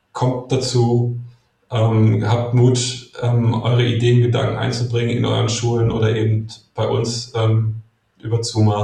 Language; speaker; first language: German; native; German